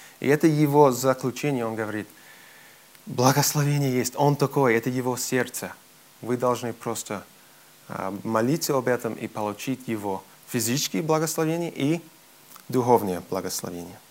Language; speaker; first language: Russian; non-native, fluent; English